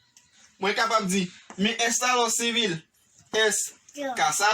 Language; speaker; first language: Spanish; non-native, fluent; Haitian Creole